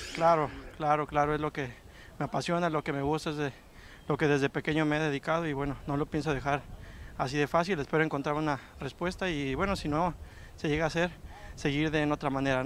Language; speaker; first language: Spanish; native; Spanish